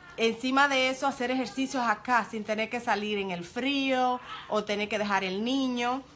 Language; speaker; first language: Spanish; early bilingual, heritage; Spanish